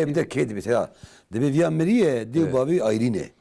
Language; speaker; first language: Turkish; non-native, local second language; Kurdish